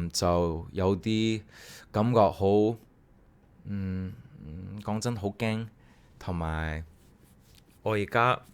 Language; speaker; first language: Cantonese; early bilingual, heritage; Cantonese